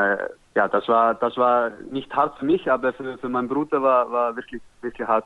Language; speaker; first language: German; non-native, learner; Icelandic